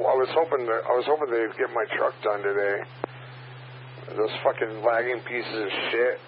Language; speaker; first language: English; native; English